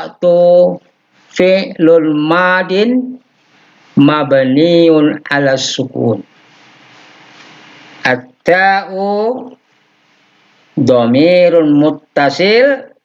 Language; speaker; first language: Arabic; non-native, fluent; Indonesian